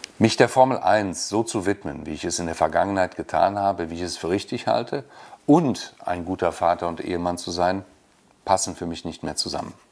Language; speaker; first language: German; native; German